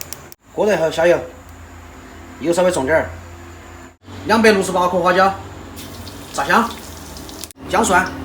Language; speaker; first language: Chinese; native; Chinese